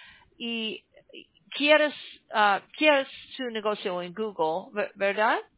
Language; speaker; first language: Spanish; non-native, learner; English